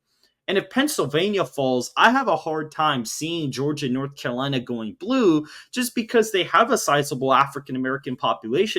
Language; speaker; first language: English; native; English